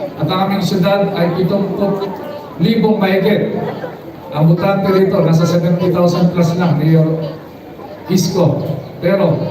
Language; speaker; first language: Filipino; non-native, local second language; Iloko